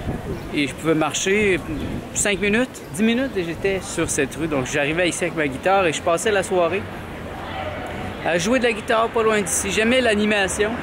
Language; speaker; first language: French; native; French